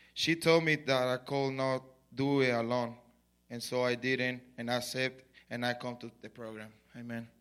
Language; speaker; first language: English; non-native, learner; Spanish